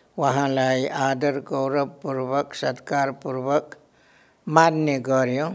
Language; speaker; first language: Nepali; non-native, local second language; Newari